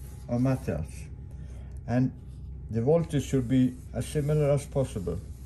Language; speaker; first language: English; non-native, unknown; Swedish